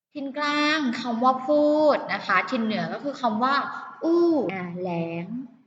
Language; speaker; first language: Thai; native; Thai